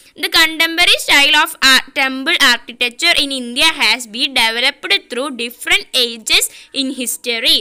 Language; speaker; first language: English; non-native, local second language; Malayalam